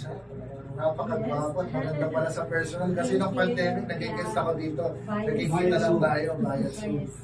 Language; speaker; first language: Filipino; native; Filipino